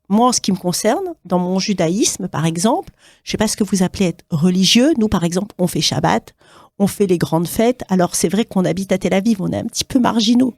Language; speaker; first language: French; native; French